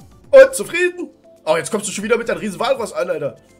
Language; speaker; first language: German; native; German